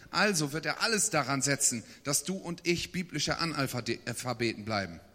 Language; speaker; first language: German; native; German